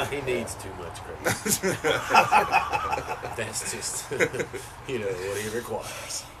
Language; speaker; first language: English; native; English